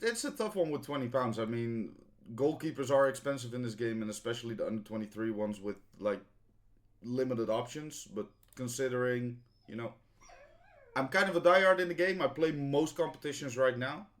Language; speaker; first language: English; non-native, fluent; Dutch